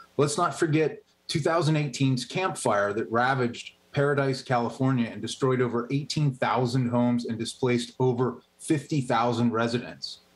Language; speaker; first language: English; native; English